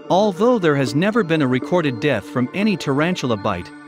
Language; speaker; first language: English; native; English